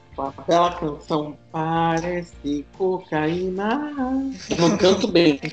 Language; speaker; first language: Portuguese; native; Portuguese